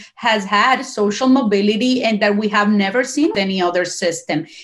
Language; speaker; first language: English; non-native, fluent; Spanish